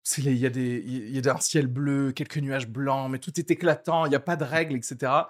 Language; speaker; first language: French; early bilingual, other home language; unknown